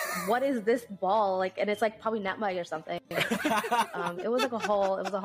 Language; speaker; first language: English; native; English